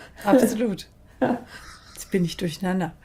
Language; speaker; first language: German; native; German